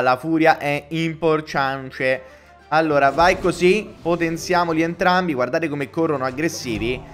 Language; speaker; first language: Italian; native; Italian